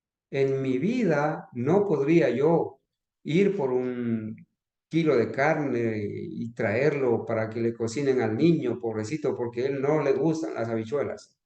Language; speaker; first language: Spanish; native; Spanish